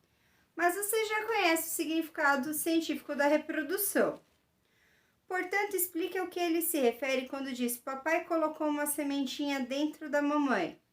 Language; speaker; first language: Portuguese; native; Portuguese